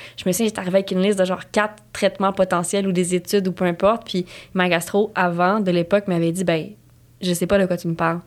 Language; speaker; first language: French; native; French